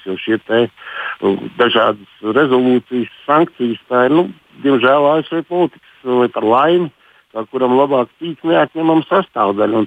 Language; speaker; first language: Latvian; native; Latvian